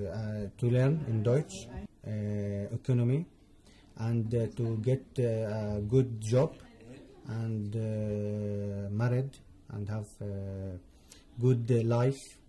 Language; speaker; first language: English; non-native, learner; Arabic